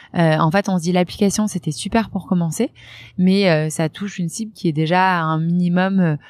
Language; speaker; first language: French; native; French